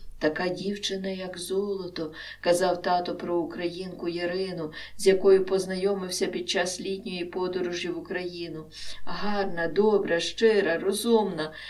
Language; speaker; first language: Ukrainian; native; Ukrainian